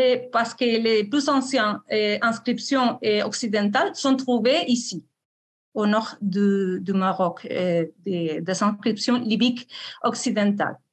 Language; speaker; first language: French; non-native, fluent; Spanish